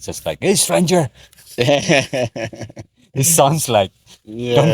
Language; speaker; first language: English; non-native, learner; Indonesian